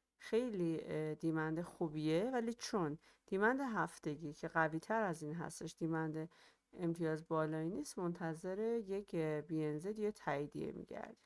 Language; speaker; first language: Persian; native; Persian